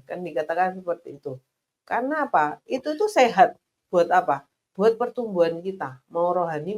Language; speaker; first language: Indonesian; native; Indonesian